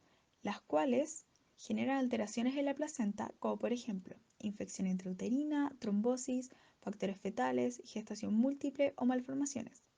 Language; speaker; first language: Spanish; native; Spanish